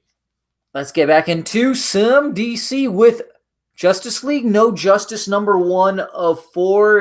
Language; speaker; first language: English; native; English